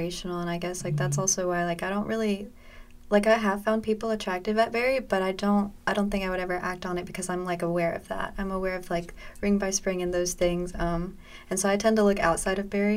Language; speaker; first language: English; native; English